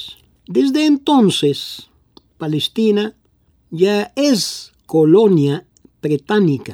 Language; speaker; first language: Spanish; non-native, fluent; Arabic